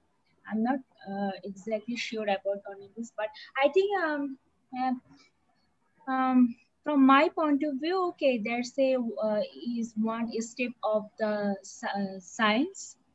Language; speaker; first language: English; non-native, learner; Bangla